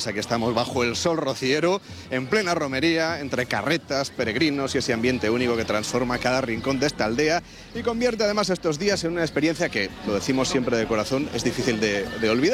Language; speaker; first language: Spanish; native; Spanish